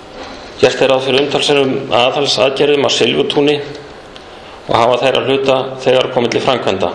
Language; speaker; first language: Icelandic; native; Icelandic